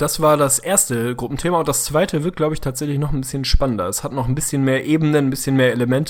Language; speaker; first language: German; native; German